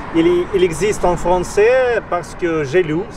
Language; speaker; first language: French; non-native, learner; Russian